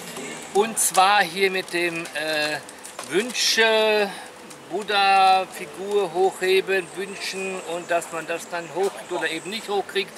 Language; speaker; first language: German; native; German